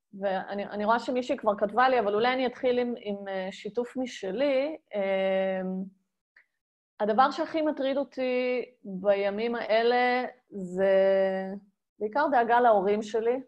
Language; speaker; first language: Hebrew; native; Hebrew